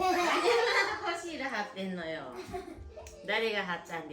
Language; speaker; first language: Japanese; native; Japanese